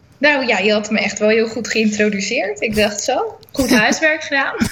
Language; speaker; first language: Dutch; native; Dutch